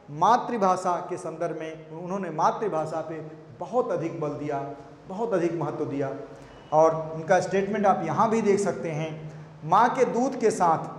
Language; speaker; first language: Hindi; native; Hindi